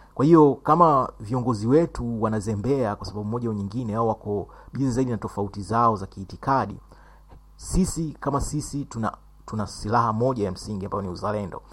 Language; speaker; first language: Swahili; native; Swahili